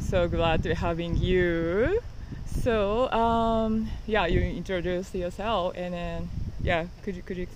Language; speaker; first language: English; non-native, learner; Japanese